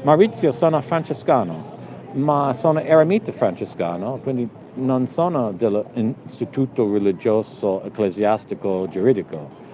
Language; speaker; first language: Italian; non-native, learner; English